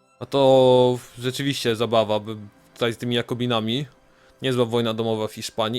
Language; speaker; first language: Polish; native; Polish